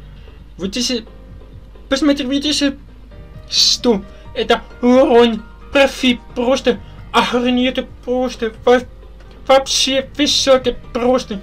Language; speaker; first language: Russian; non-native, learner; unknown